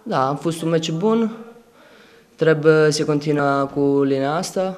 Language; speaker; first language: Romanian; non-native, learner; Italian